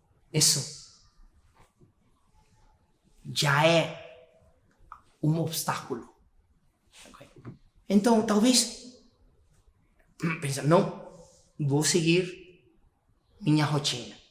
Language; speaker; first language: Portuguese; non-native, fluent; Spanish